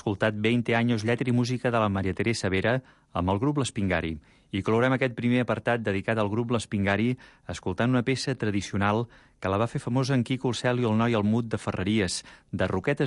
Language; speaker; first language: Catalan; native; Catalan